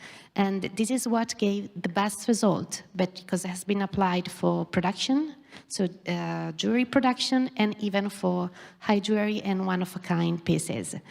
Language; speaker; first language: English; non-native, fluent; Italian